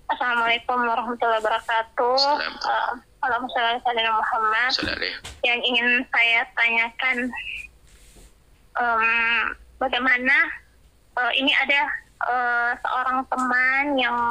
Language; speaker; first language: Indonesian; native; Indonesian